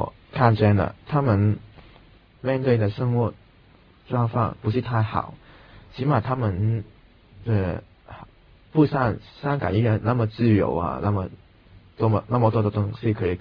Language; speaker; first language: Chinese; non-native, local second language; Cantonese